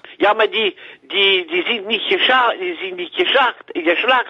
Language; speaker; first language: German; non-native, learner; French